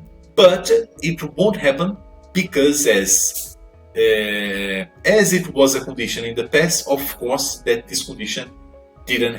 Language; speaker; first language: English; non-native, fluent; Portuguese